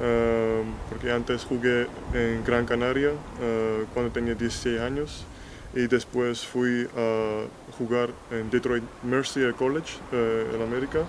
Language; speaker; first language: Spanish; non-native, fluent; Georgian